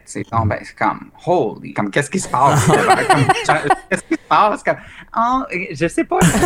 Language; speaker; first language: French; native; French